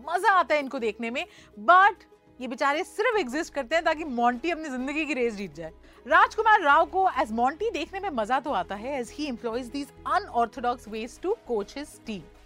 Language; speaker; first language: Hindi; native; Hindi